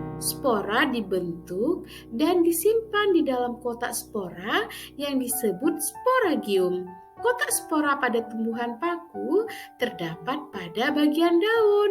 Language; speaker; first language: Indonesian; native; Indonesian